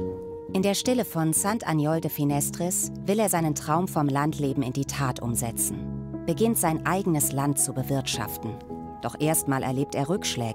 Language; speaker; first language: German; native; German